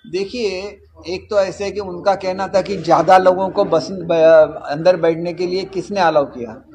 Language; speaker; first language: Hindi; non-native, local second language; Marathi